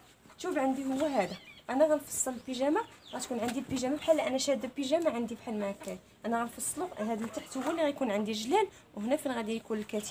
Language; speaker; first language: Arabic; native; Arabic